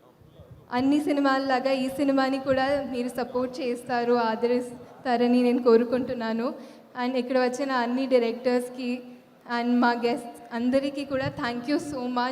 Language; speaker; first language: Telugu; non-native, fluent; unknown